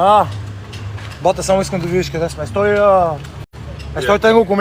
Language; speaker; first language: Spanish; non-native, learner; Bulgarian